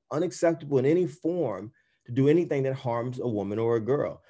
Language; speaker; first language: English; native; English